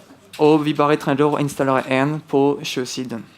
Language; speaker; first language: Norwegian; non-native, fluent; French